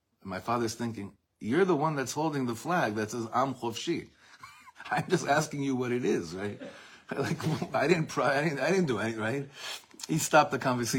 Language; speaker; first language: English; native; English